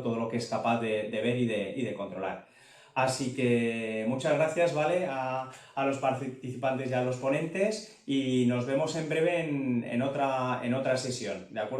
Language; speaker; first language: Spanish; native; Spanish